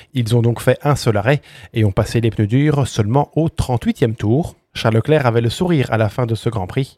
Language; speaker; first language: French; native; French